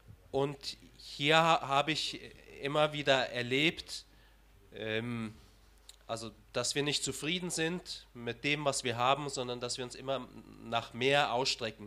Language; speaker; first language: German; early bilingual, heritage; German